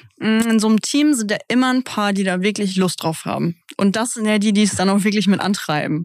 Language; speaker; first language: German; native; German